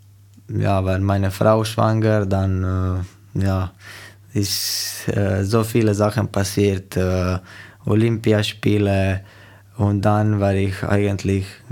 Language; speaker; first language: German; non-native, fluent; Slovenian